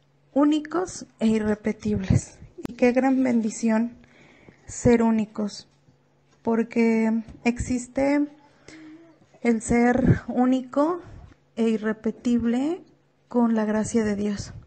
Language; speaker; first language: Spanish; native; Spanish